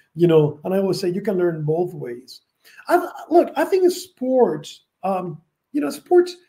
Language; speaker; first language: English; non-native, fluent; Spanish